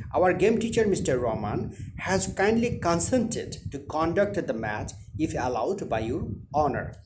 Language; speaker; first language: English; non-native, local second language; Bangla